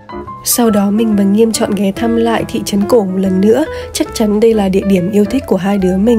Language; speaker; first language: Vietnamese; native; Vietnamese